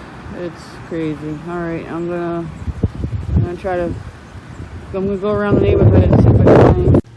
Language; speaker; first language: English; native; English